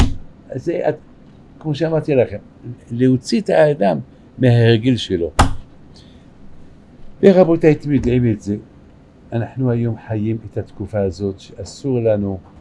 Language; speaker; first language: Hebrew; non-native, fluent; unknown